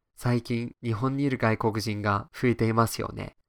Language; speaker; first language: Japanese; non-native, fluent; English